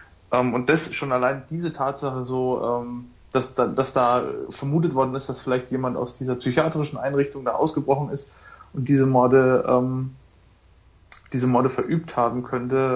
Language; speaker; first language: German; native; German